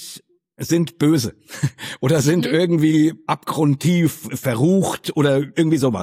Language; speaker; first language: German; native; German